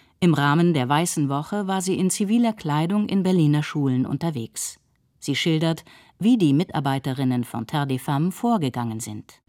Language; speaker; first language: German; native; German